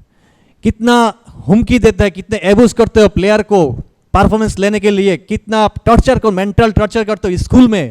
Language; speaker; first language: Hindi; non-native, learner; Bangla